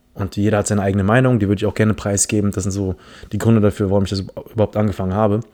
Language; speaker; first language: German; early bilingual, other home language; English